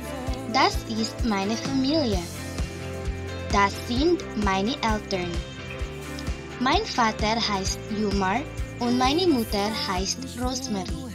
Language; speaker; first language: German; non-native, learner; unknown